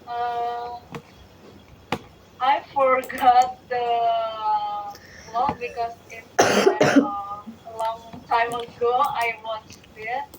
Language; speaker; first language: English; non-native, learner; Indonesian